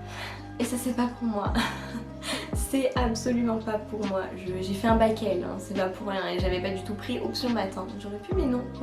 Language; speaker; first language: French; native; French